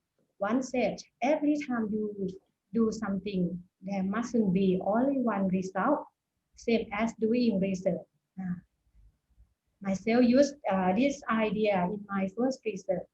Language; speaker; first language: English; non-native, fluent; Thai